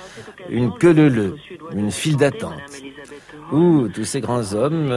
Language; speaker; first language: French; native; French